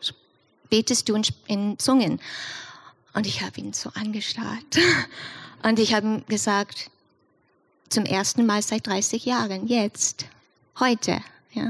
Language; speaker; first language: German; non-native, fluent; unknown